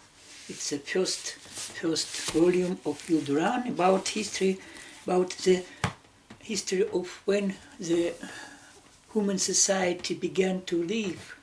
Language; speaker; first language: English; non-native, learner; Russian